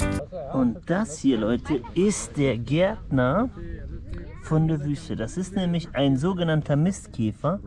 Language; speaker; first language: German; native; German